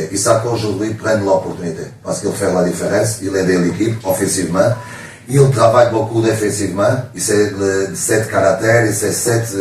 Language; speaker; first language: French; non-native, learner; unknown